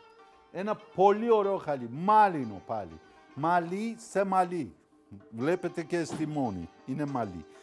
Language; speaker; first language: Greek; non-native, learner; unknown